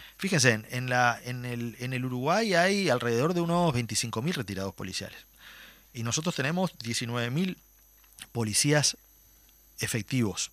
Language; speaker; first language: Spanish; native; Spanish